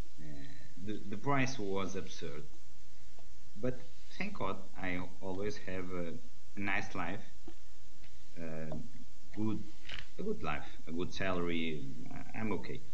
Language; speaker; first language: English; non-native, learner; Portuguese